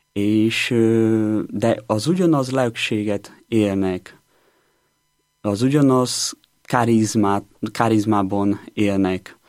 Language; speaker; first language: Hungarian; non-native, learner; Portuguese